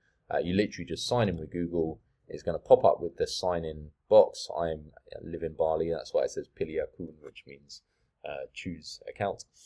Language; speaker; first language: English; native; English